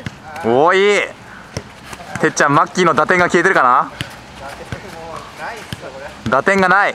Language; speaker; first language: Japanese; native; Japanese